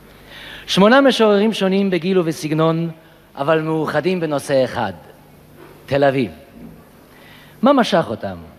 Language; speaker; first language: Hebrew; native; Hebrew